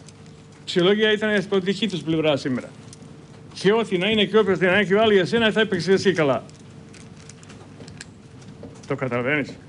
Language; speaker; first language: Greek; non-native, fluent; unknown